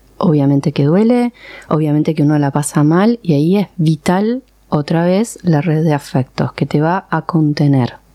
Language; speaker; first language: Spanish; early bilingual, other home language; Persian